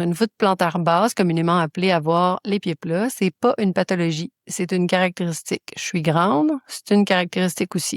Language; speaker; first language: French; native; French